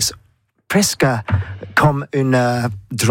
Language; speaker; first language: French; non-native, learner; English